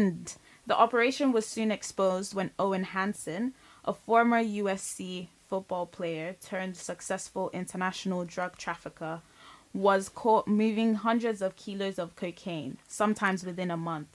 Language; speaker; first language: English; non-native, local second language; Yoruba